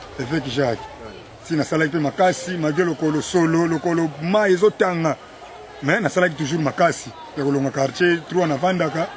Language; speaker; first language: Lingala; non-native, local second language; Kongo